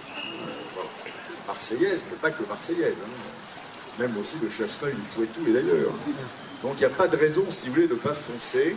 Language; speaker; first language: French; native; French